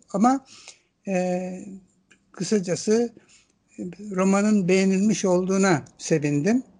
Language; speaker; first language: Turkish; non-native, local second language; Greek